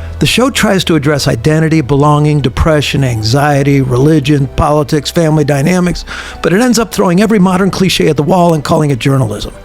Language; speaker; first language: English; native; English